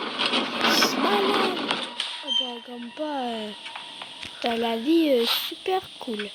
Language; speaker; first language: French; native; French